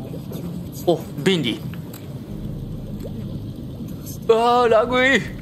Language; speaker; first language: Japanese; native; Japanese